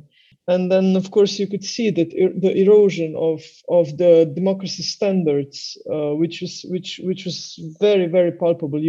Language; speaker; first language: English; non-native, fluent; Slovenian